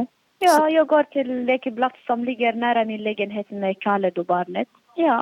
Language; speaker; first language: Swedish; non-native, fluent; Arabic